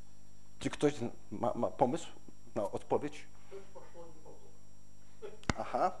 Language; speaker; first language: Polish; native; Polish